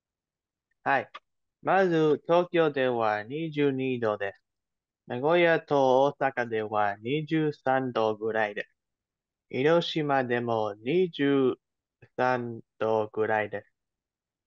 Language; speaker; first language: Japanese; non-native, learner; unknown